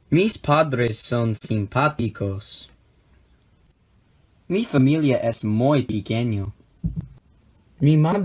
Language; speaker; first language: Spanish; non-native, learner; English